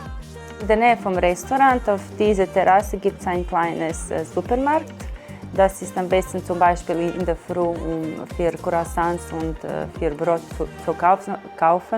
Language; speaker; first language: German; non-native, fluent; Croatian